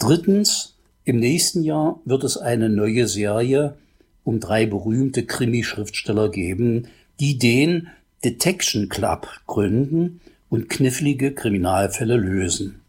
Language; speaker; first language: German; native; German